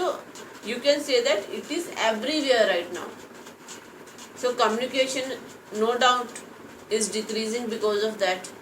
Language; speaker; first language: English; non-native, local second language; Hindi